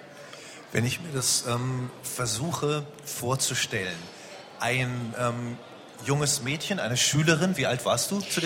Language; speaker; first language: German; native; German